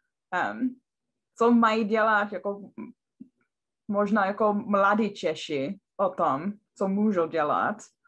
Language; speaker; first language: Czech; non-native, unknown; English